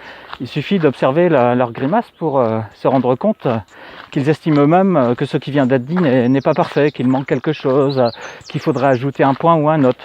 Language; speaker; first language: French; native; French